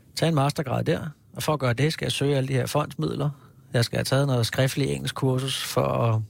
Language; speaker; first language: Danish; native; Danish